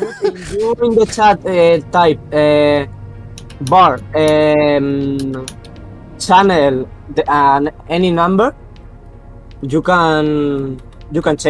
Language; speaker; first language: English; non-native, learner; Spanish